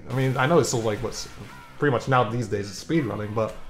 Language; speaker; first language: English; native; English